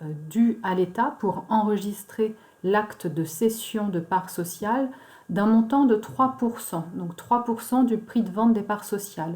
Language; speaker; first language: French; native; French